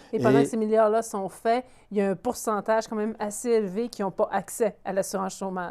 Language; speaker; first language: French; native; French